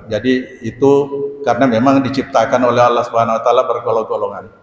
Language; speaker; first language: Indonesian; native; Indonesian